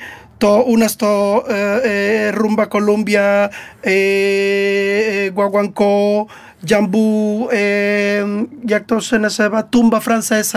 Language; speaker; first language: Polish; non-native, learner; Spanish